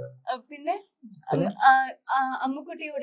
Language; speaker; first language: Malayalam; non-native, learner; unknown